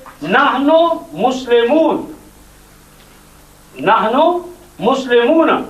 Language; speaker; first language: Arabic; non-native, fluent; Urdu